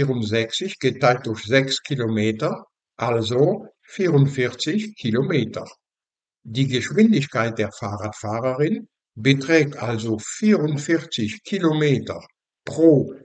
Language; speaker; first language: German; non-native, fluent; Dutch